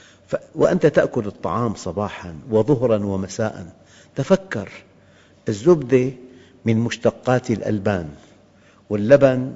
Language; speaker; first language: Arabic; native; Arabic